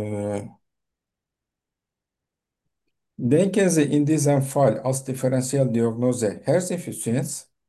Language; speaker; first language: German; non-native, fluent; Turkish